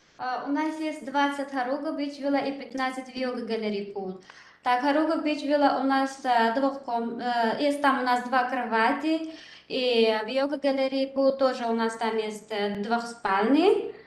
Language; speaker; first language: Russian; non-native, learner; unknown